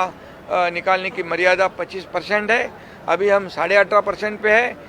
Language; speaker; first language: Hindi; non-native, local second language; Marathi